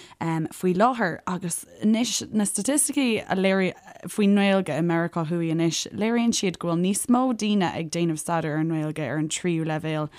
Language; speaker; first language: Irish; native; Irish